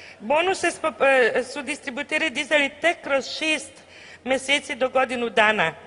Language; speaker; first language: Serbian; native; Serbian